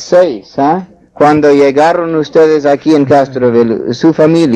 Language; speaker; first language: Spanish; non-native, fluent; English